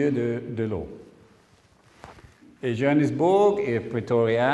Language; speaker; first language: French; non-native, learner; English